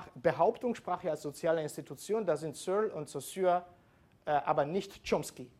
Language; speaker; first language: German; non-native, fluent; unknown